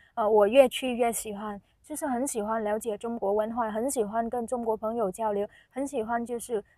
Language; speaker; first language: Chinese; non-native, fluent; Vietnamese